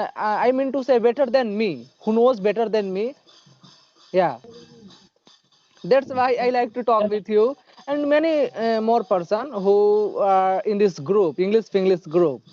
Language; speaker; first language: English; non-native, learner; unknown